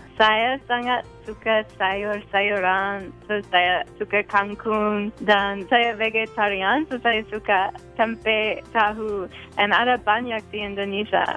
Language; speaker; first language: Indonesian; non-native, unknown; English